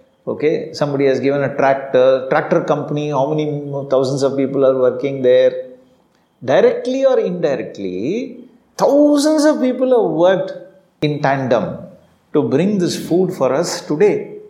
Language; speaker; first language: English; non-native, local second language; Tamil